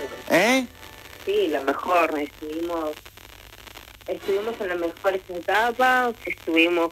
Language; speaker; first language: Spanish; native; Spanish